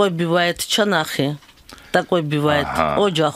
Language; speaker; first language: Russian; non-native, fluent; Georgian